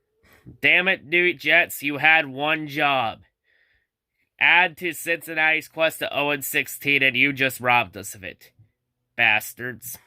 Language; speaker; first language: English; native; English